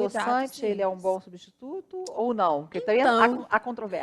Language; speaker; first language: Portuguese; native; Portuguese